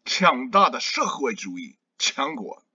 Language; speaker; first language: Chinese; non-native, learner; English